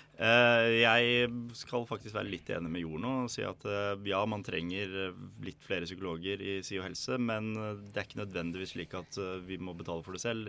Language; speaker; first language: Norwegian; native; Norwegian